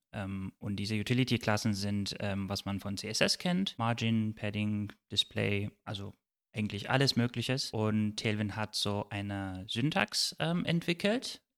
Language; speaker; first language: German; non-native, fluent; Turkish